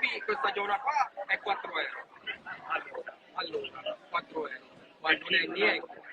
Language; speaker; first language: Italian; non-native, fluent; Punjabi